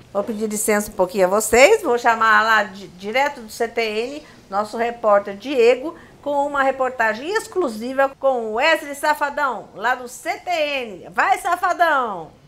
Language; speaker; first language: Portuguese; native; Portuguese